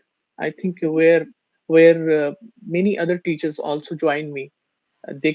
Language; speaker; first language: English; non-native, learner; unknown